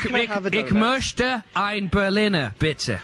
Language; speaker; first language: German; non-native, learner; English